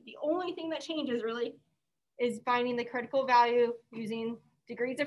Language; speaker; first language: English; native; English